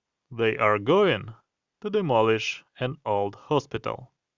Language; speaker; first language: English; non-native, fluent; Ukrainian